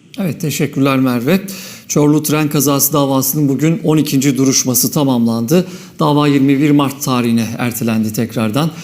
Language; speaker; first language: Turkish; native; Turkish